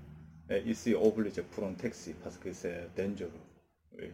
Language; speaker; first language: French; non-native, learner; Korean